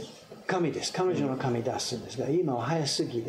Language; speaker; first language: Japanese; non-native, fluent; English